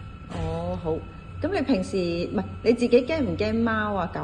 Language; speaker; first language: Cantonese; native; Cantonese